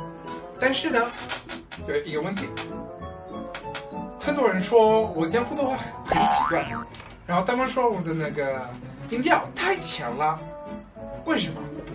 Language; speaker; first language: Chinese; non-native, learner; Italian